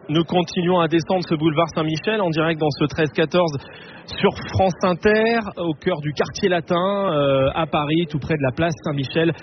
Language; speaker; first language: French; native; French